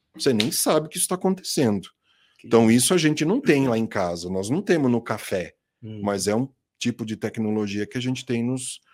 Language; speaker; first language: Portuguese; native; Portuguese